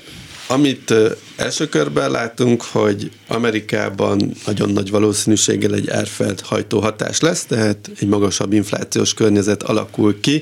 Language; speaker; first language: Hungarian; native; Hungarian